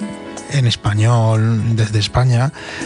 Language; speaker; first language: Spanish; native; Spanish